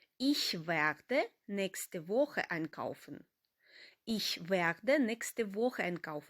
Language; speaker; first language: German; non-native, fluent; Ukrainian